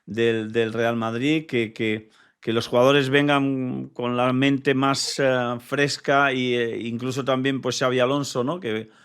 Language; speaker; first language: Spanish; native; Spanish